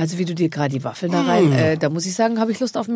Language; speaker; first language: German; native; German